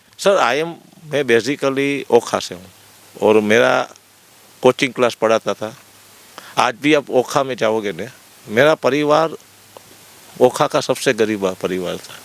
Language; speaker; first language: Hindi; non-native, local second language; Gujarati